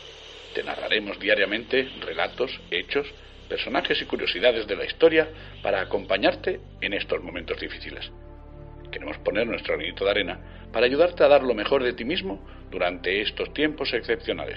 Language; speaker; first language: Spanish; native; Spanish